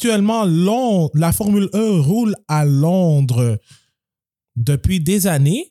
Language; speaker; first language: French; native; French